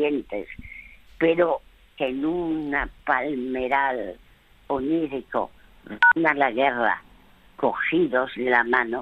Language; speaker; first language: Spanish; early bilingual, other home language; French